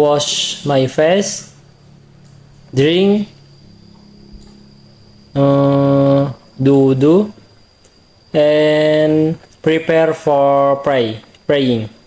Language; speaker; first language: English; non-native, learner; Indonesian